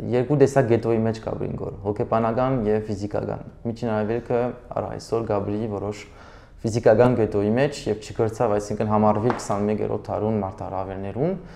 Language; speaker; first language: Armenian; early bilingual, heritage; Armenian